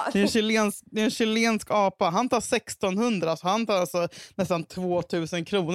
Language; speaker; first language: Swedish; native; Swedish